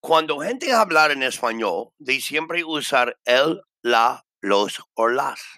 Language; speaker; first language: Spanish; non-native, learner; English